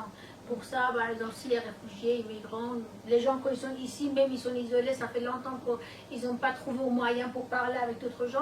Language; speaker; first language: French; non-native, learner; Persian